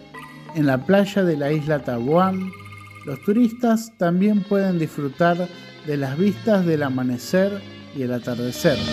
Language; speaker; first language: Spanish; non-native, fluent; Indonesian